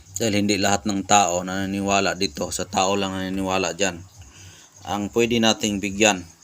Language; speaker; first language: Filipino; non-native, local second language; Cebuano